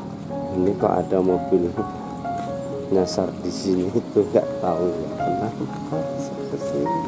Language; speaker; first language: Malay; non-native, local second language; Javanese